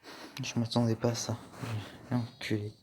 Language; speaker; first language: French; native; French